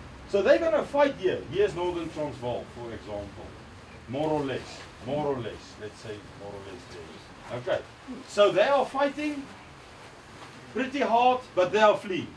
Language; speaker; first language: English; non-native, local second language; Afrikaans